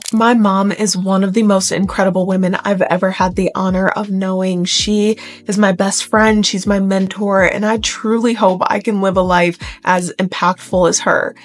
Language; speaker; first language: English; native; English